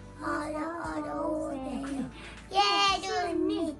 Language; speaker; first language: Korean; early bilingual, heritage; Korean